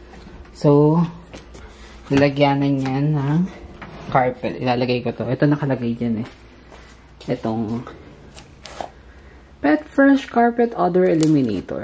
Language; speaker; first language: Filipino; native; Filipino